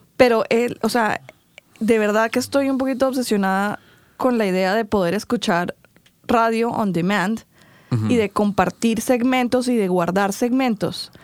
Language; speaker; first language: Spanish; native; Spanish